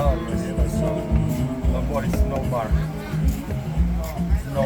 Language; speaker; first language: English; non-native, learner; Italian